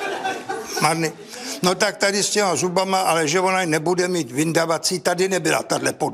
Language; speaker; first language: Czech; native; Czech